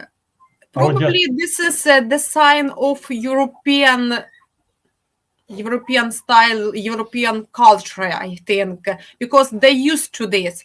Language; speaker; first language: English; non-native, fluent; Ukrainian